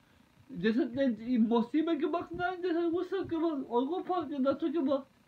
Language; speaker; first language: German; non-native, learner; Turkish